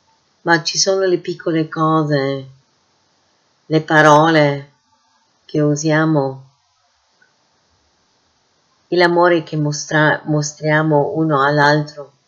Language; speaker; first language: Italian; non-native, fluent; English